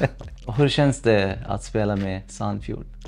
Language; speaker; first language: Swedish; early bilingual, other home language; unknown